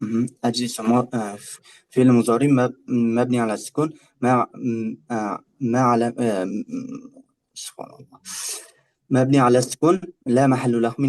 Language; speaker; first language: Arabic; non-native, learner; Uzbek